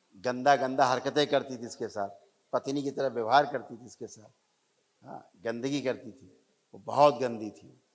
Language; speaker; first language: Hindi; native; Hindi